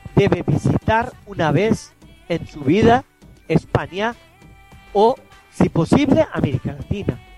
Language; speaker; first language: Spanish; non-native, fluent; Bangla